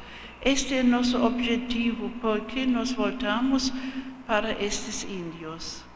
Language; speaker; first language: Portuguese; non-native, fluent; German